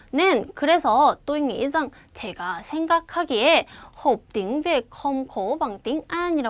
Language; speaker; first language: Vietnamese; non-native, fluent; Korean